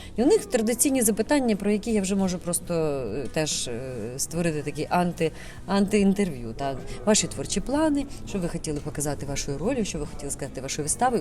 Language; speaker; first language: Ukrainian; non-native, local second language; Russian